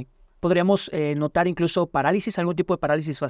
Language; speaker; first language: Spanish; native; Spanish